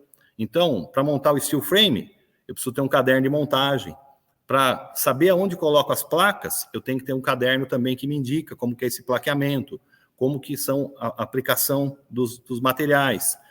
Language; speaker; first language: Portuguese; native; Portuguese